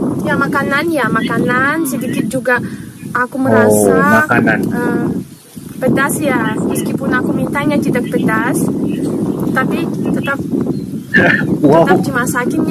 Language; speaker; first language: Indonesian; non-native, fluent; Russian